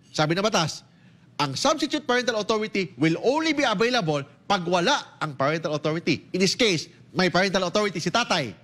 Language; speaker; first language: Filipino; native; Filipino